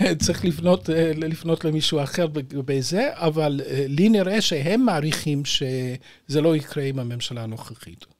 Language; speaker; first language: Hebrew; native; Hebrew